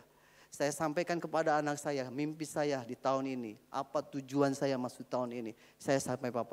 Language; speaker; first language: Indonesian; native; Indonesian